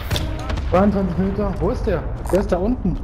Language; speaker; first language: German; native; German